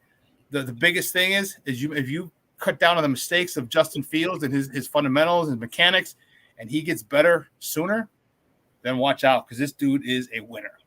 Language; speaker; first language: English; native; English